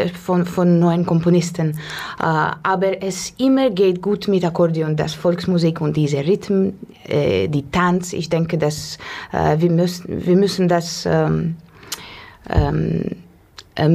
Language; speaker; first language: German; non-native, fluent; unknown